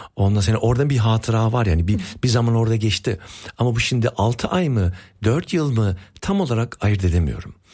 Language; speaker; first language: Turkish; early bilingual, heritage; Turkish